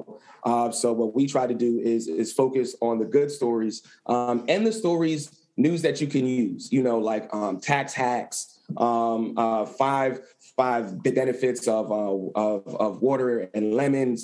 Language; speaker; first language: English; native; English